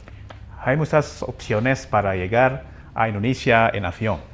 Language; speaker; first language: Spanish; non-native, fluent; Indonesian